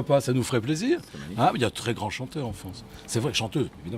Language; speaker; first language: French; native; French